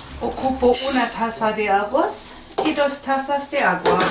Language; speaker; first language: Spanish; non-native, fluent; Swedish